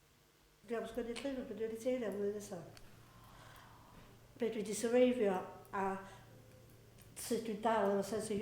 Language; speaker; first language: Welsh; native; Welsh